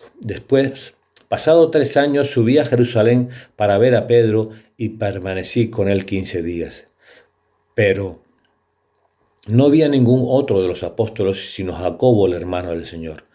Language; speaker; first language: Spanish; native; Spanish